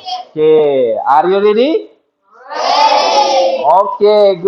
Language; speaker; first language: English; non-native, fluent; Indonesian